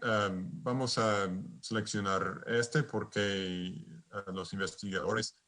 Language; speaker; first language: Spanish; non-native, fluent; English